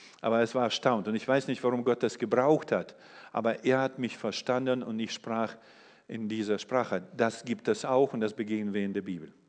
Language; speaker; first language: German; non-native, fluent; English